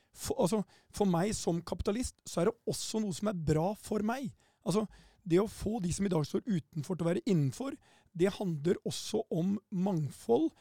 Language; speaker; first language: Norwegian; native; Norwegian